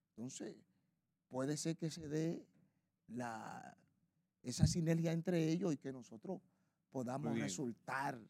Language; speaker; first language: Spanish; native; Spanish